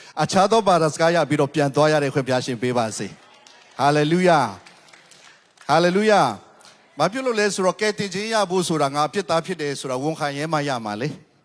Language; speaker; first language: Burmese; non-native, local second language; Tedim Chin